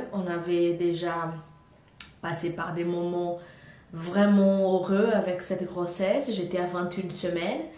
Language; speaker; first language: French; non-native, fluent; Portuguese